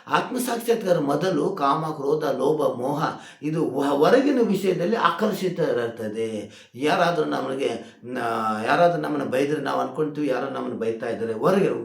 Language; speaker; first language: Kannada; non-native, local second language; Hindi